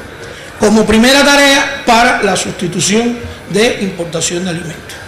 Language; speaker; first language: Spanish; native; Spanish